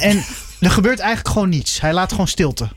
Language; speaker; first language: Dutch; native; Dutch